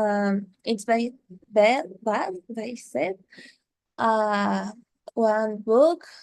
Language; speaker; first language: English; non-native, learner; Spanish